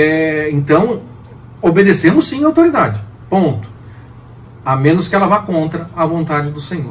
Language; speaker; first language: Portuguese; native; Portuguese